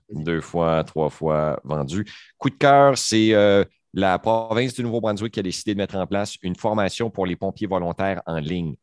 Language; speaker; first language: French; native; French